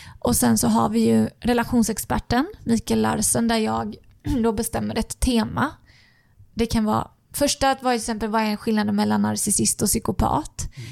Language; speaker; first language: Swedish; native; Swedish